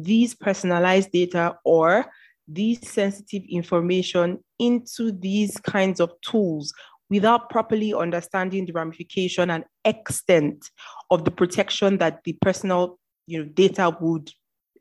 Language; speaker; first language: English; non-native, local second language; Yoruba